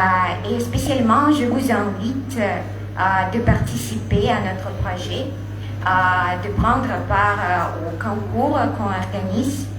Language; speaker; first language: French; non-native, fluent; Russian